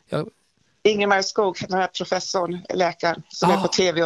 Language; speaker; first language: Swedish; native; Swedish